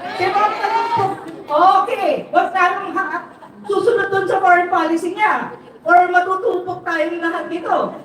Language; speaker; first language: Filipino; non-native, local second language; Waray